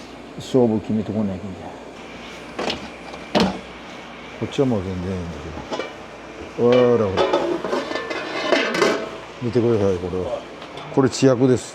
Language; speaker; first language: Japanese; native; Japanese